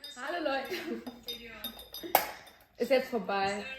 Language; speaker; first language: German; early bilingual, other home language; Turkish